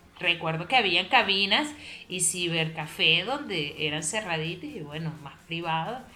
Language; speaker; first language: Spanish; native; Spanish